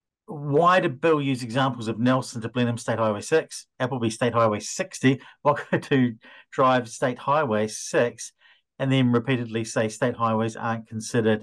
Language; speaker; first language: English; native; English